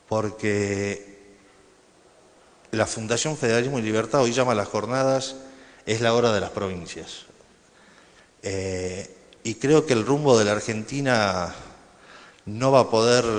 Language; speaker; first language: Spanish; native; Spanish